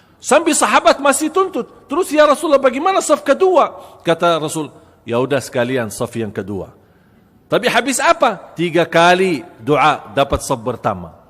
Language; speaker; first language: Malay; non-native, fluent; Arabic